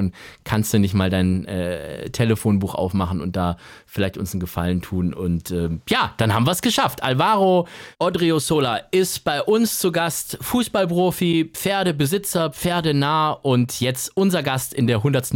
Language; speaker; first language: German; native; German